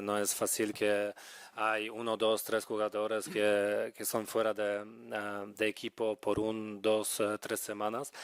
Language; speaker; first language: Spanish; non-native, fluent; Polish